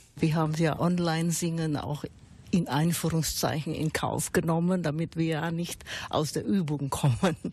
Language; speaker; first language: German; non-native, fluent; Indonesian